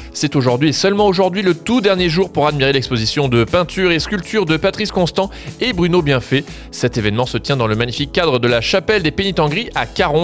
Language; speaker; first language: French; native; French